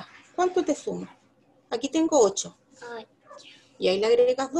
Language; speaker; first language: Spanish; native; Spanish